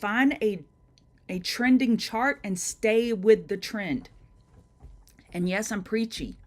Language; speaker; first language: English; native; English